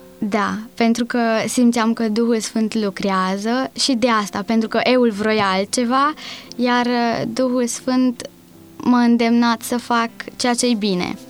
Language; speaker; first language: Romanian; non-native, local second language; Hungarian